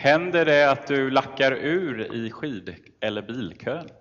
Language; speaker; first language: Swedish; native; Swedish